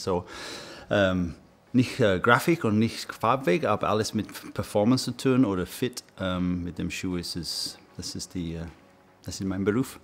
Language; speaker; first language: German; non-native, fluent; English